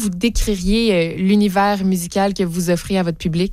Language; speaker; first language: French; native; French